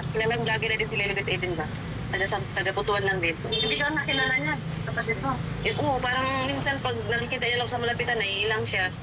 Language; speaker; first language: Filipino; non-native, local second language; Cebuano